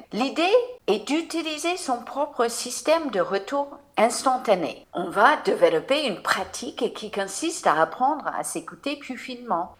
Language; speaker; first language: French; non-native, fluent; English